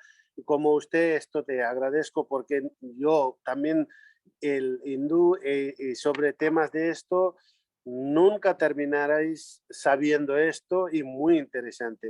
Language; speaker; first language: Spanish; non-native, learner; Nepali